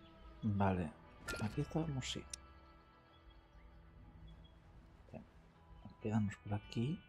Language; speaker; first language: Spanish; non-native, local second language; Galician